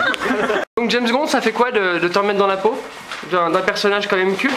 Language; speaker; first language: French; native; French